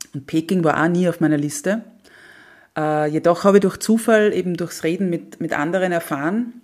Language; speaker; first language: German; native; German